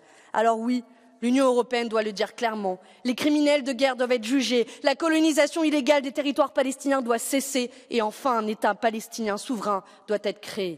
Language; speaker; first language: French; native; French